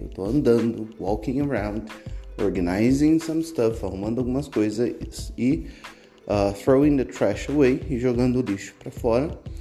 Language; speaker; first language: Portuguese; native; Portuguese